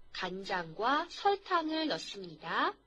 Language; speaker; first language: Korean; non-native, fluent; Chinese